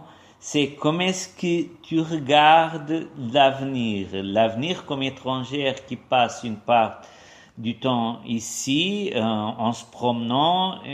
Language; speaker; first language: French; non-native, fluent; Portuguese